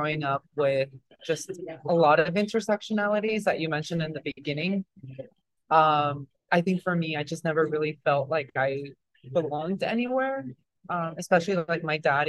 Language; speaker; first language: English; early bilingual, other home language; Spanish